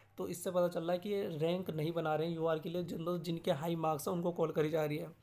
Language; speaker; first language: Hindi; native; Hindi